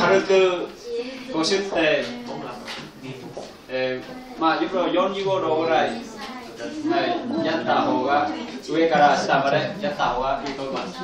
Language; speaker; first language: Japanese; non-native, learner; Vietnamese